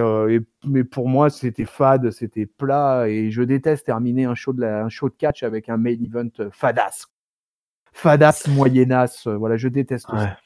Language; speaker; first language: French; native; French